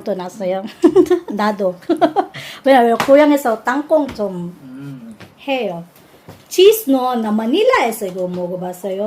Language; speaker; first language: Korean; non-native, learner; Filipino